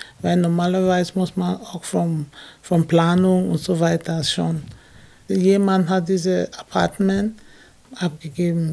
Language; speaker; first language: German; non-native, fluent; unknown